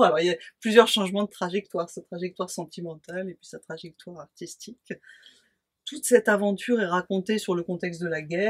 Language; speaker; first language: French; native; French